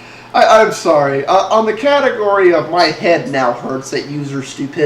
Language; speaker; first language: English; native; English